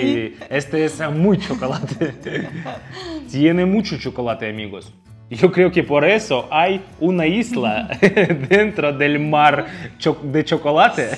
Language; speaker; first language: Spanish; non-native, fluent; Russian